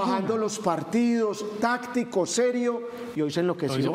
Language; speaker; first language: Spanish; native; Spanish